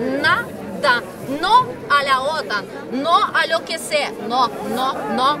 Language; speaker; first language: Spanish; non-native, fluent; Ukrainian